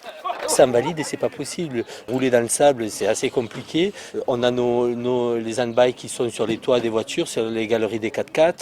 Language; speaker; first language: French; native; French